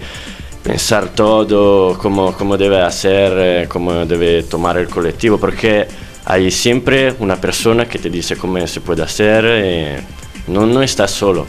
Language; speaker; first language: Spanish; non-native, fluent; Italian